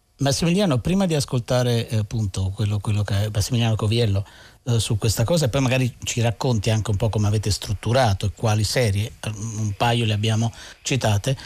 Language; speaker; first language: Italian; native; Italian